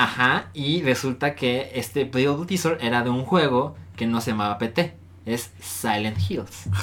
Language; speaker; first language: Spanish; native; Spanish